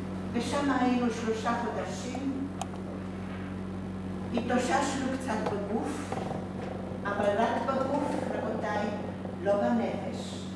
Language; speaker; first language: Hebrew; non-native, fluent; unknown